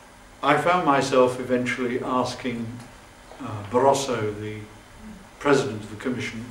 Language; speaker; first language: English; native; English